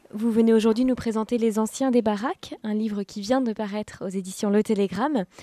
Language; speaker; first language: French; native; French